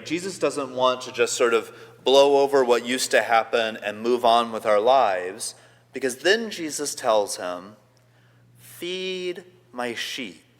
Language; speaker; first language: English; native; English